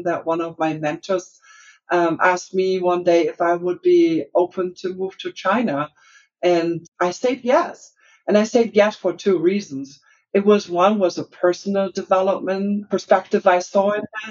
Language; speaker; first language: English; non-native, fluent; German